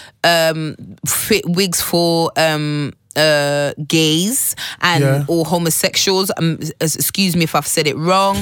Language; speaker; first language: English; native; English